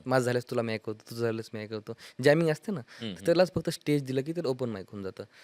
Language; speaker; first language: Marathi; native; Marathi